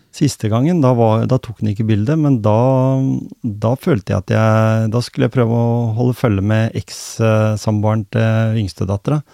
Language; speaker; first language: Norwegian; native; Norwegian